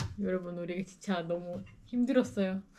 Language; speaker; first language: Korean; non-native, learner; Turkish